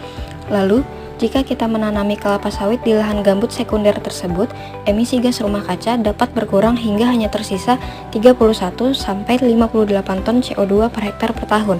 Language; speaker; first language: Indonesian; native; Indonesian